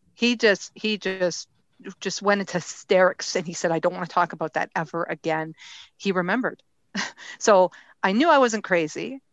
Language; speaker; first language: English; native; English